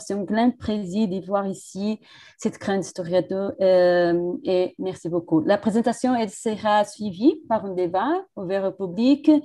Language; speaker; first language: French; non-native, fluent; Portuguese